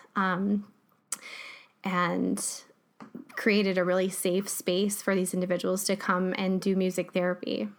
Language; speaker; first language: English; native; English